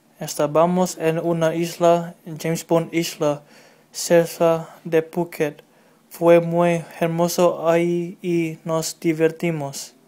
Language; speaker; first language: Spanish; non-native, learner; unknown